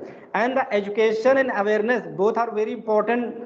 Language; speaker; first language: English; non-native, fluent; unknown